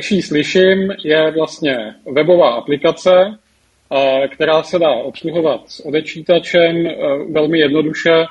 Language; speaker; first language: Czech; native; Czech